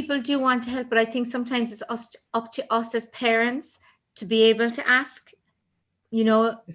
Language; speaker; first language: English; native; English